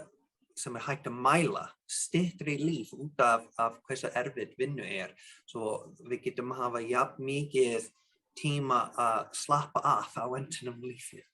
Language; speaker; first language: Icelandic; non-native, learner; English